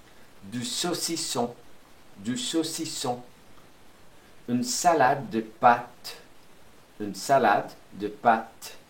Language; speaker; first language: French; non-native, fluent; Portuguese